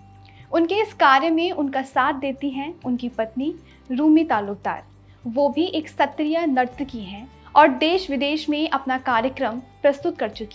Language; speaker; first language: Hindi; native; Hindi